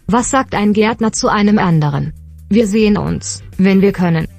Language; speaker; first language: German; non-native, learner; Spanish